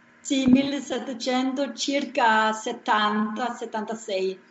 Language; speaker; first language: Italian; non-native, fluent; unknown